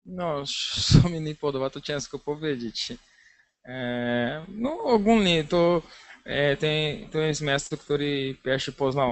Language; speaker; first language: Polish; non-native, learner; Portuguese